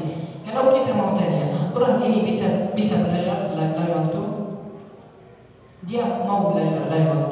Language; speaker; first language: Indonesian; non-native, learner; Arabic